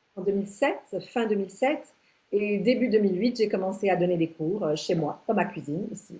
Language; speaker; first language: French; early bilingual, other home language; English